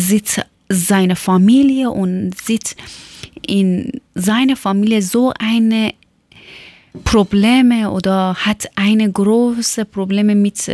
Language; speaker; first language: German; non-native, learner; Persian